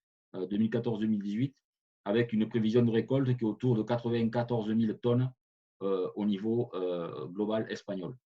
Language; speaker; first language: French; native; French